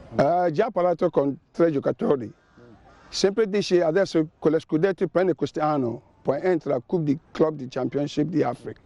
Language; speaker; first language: Italian; non-native, learner; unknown